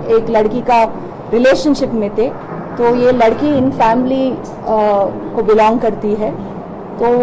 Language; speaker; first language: Hindi; non-native, local second language; Telugu